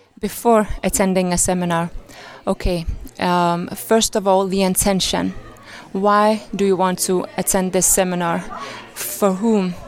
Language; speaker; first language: English; non-native, fluent; Arabic